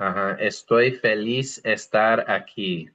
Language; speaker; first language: Spanish; non-native, fluent; English